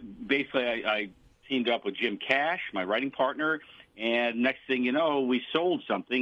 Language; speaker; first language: English; native; English